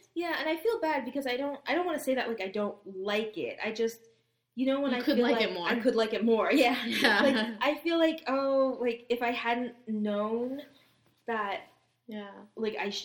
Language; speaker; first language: English; native; English